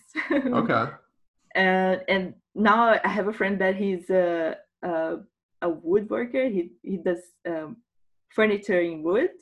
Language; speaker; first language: English; non-native, fluent; Portuguese